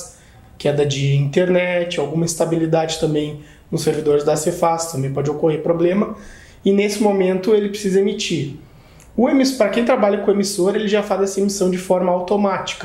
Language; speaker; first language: Portuguese; native; Portuguese